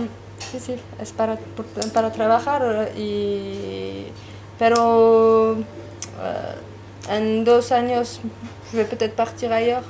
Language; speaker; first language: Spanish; non-native, learner; French